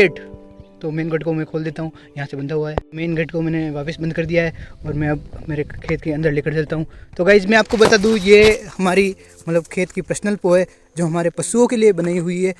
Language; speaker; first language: Hindi; non-native, local second language; Rajasthani